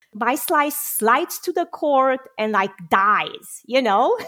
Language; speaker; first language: English; non-native, fluent; Romanian